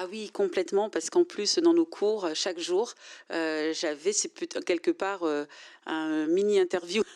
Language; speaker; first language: French; non-native, fluent; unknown